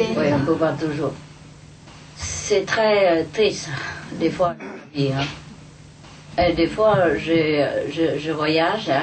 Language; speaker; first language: French; non-native, learner; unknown